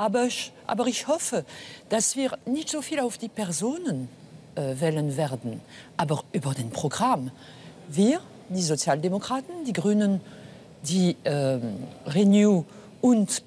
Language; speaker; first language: German; non-native, fluent; French